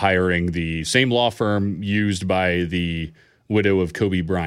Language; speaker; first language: English; native; English